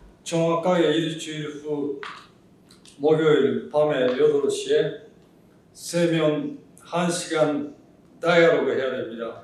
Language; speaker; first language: Korean; early bilingual, heritage; Japanese